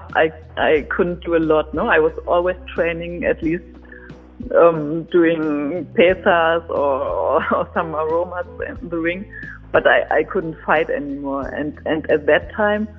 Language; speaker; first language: English; non-native, fluent; German